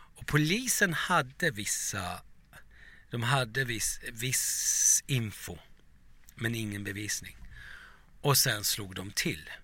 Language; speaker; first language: Swedish; early bilingual, other home language; Turoyo